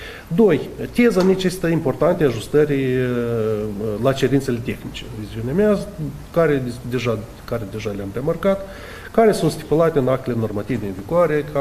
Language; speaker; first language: Romanian; native; Romanian